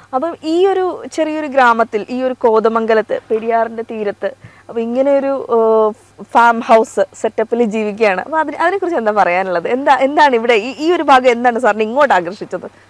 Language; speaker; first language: Malayalam; native; Malayalam